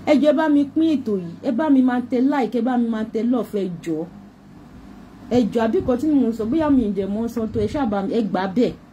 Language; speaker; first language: Yoruba; native; Yoruba